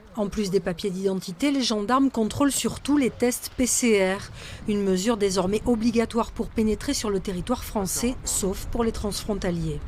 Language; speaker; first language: French; native; French